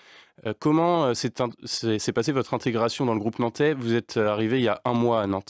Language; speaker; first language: French; native; French